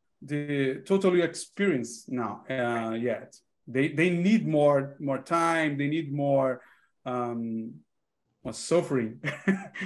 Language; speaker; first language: English; non-native, learner; Portuguese